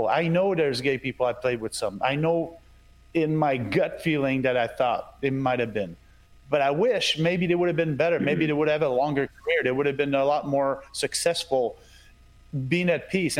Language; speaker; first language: English; non-native, fluent; French